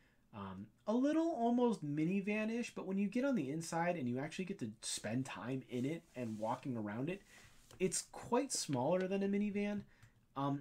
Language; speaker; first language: English; native; English